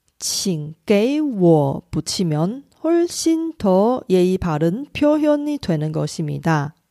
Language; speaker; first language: Korean; non-native, fluent; Chinese